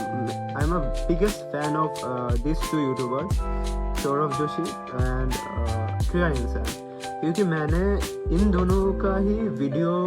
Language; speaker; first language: Hindi; non-native, local second language; Bangla